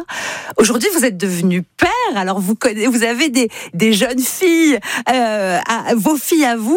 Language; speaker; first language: French; native; French